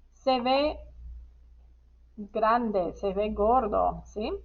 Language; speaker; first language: Spanish; non-native, fluent; English